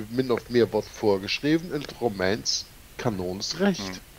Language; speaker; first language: Dutch; non-native, fluent; German